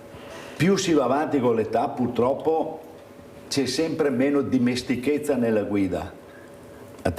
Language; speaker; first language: Italian; native; Italian